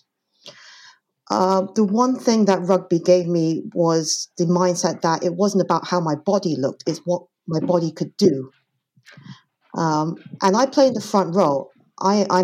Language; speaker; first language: English; non-native, local second language; Cantonese